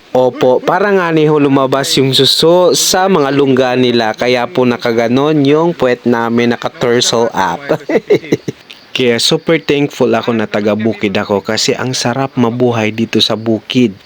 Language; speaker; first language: Filipino; non-native, local second language; Bikol